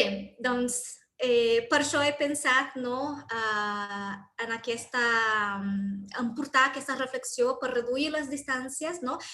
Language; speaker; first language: Catalan; non-native, fluent; Portuguese